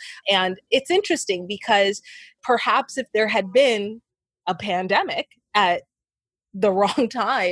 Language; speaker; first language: English; native; English